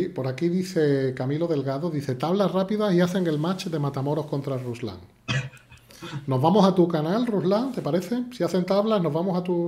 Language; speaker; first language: Spanish; native; Spanish